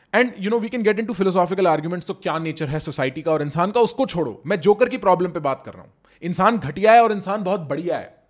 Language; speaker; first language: Hindi; native; Hindi